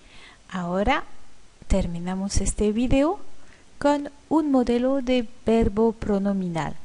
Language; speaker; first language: Spanish; non-native, fluent; French